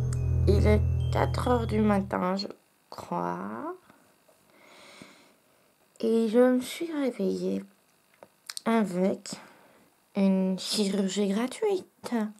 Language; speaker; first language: French; native; French